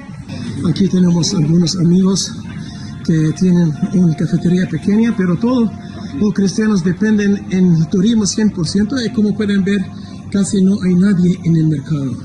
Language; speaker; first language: Spanish; non-native, fluent; Arabic